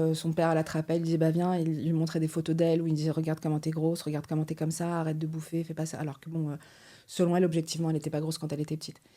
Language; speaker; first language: French; early bilingual, other home language; Portuguese